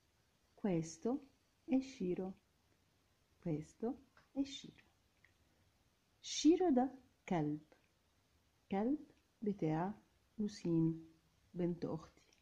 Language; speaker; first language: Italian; non-native, fluent; Arabic